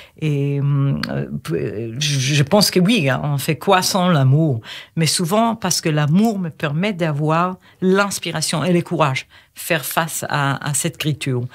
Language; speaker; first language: French; non-native, fluent; Hebrew